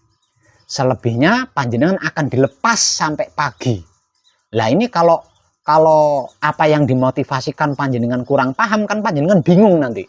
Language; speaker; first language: Indonesian; non-native, local second language; Javanese